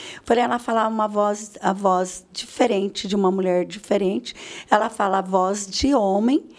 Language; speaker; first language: Portuguese; native; Portuguese